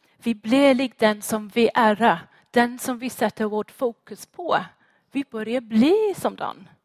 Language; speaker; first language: Swedish; non-native, fluent; English